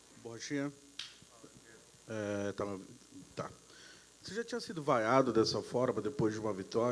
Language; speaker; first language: Portuguese; native; Portuguese